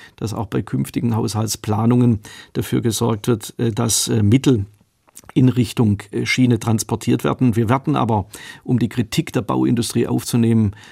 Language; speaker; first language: German; native; German